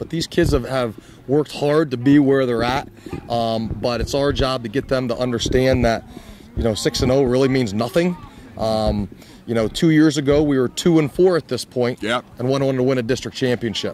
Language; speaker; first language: English; native; English